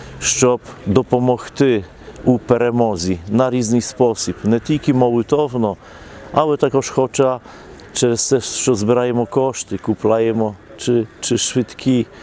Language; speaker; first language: Polish; non-native, local second language; Ukrainian